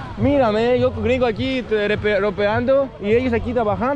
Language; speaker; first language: Spanish; non-native, learner; Greek